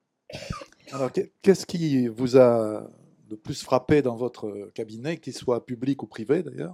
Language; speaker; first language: French; native; French